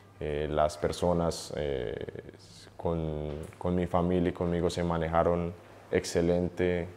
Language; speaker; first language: Spanish; native; Spanish